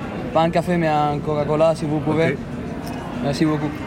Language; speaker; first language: French; non-native, learner; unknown